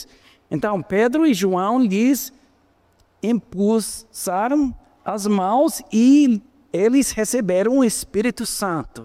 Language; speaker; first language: Portuguese; non-native, fluent; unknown